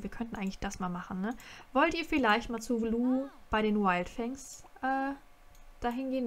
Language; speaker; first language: German; native; German